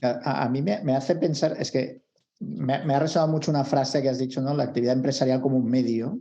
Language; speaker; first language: Spanish; native; Spanish